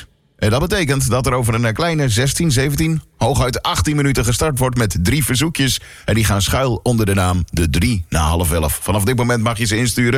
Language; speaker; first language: Dutch; native; Dutch